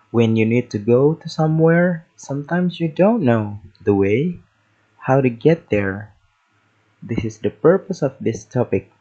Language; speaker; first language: English; non-native, fluent; Indonesian